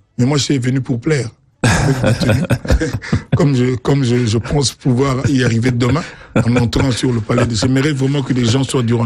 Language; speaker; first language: French; non-native, local second language; Lingala